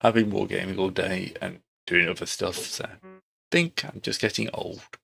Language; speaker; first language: English; native; English